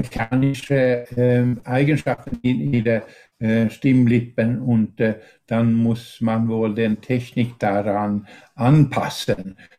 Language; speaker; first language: German; non-native, fluent; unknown